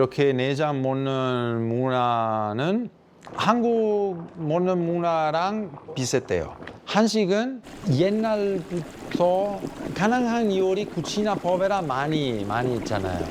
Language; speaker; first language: Korean; early bilingual, heritage; Italian